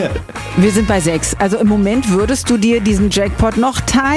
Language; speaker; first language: German; native; German